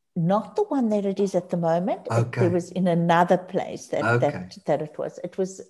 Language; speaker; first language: English; native; English